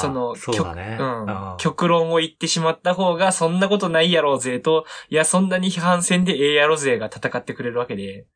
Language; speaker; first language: Japanese; native; Japanese